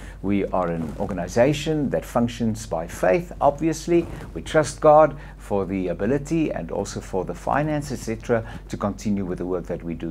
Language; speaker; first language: English; non-native, local second language; Afrikaans